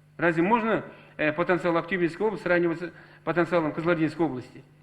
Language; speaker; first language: Russian; non-native, local second language; Kazakh